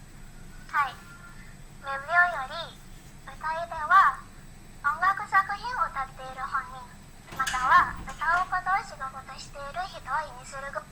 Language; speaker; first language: Japanese; non-native, learner; Indonesian